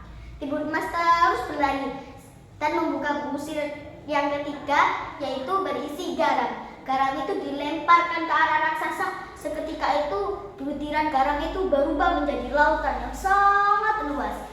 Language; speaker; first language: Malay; non-native, local second language; Javanese